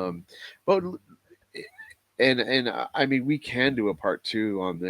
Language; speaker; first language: English; native; English